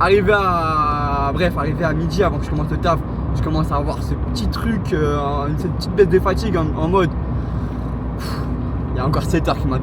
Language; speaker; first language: French; native; French